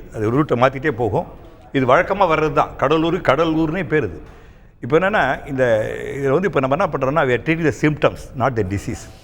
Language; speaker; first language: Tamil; native; Tamil